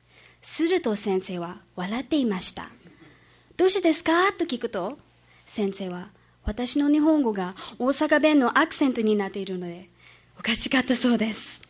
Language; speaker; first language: Japanese; non-native, fluent; English